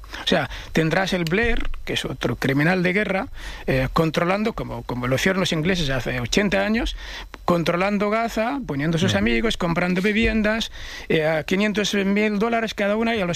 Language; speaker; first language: Spanish; non-native, fluent; Arabic